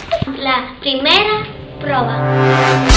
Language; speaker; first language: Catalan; non-native, learner; Spanish